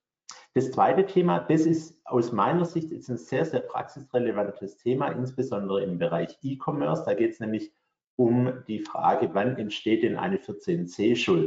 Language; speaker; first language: German; native; German